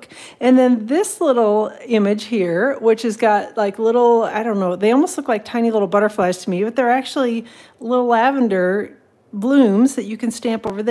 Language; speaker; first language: English; native; English